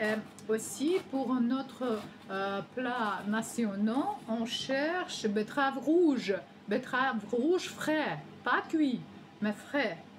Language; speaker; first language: French; non-native, learner; Ukrainian